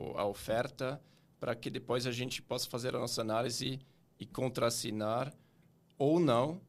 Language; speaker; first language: Portuguese; non-native, fluent; Swiss German